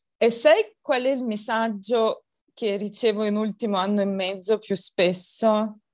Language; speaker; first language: Italian; non-native, fluent; Russian